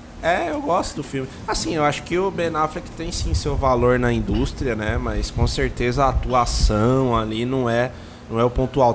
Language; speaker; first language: Portuguese; native; Portuguese